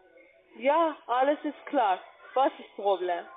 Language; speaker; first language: German; non-native, learner; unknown